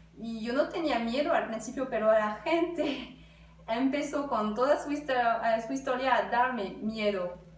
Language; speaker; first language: Spanish; non-native, fluent; French